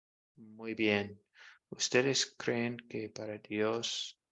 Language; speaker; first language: Spanish; non-native, fluent; English